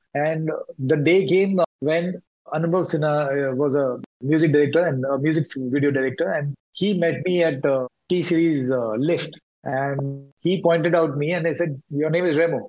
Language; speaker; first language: English; non-native, local second language; Malayalam